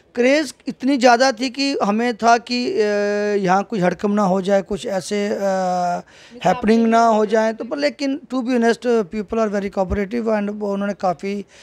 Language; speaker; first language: Hindi; native; Hindi